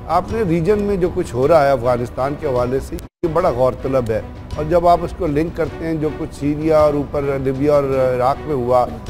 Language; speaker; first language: Urdu; native; Urdu